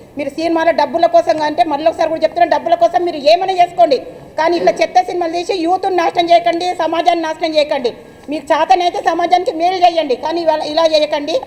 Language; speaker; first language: Telugu; native; Telugu